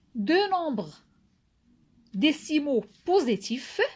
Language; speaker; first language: French; non-native, local second language; Arabic